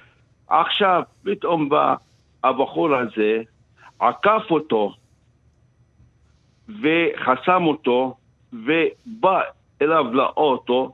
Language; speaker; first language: Hebrew; non-native, local second language; Arabic